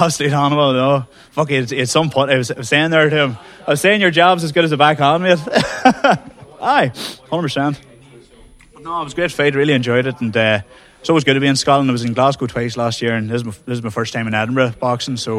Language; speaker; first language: English; native; English